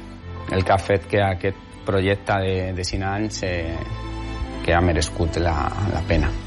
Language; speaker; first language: Catalan; non-native, local second language; Spanish